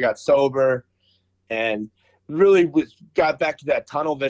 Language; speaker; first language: English; native; English